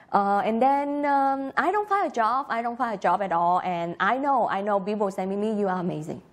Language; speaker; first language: English; non-native, learner; Vietnamese